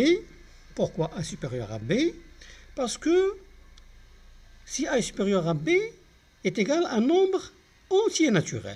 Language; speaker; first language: French; non-native, local second language; Arabic